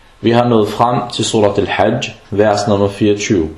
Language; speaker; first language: Danish; early bilingual, other home language; Arabic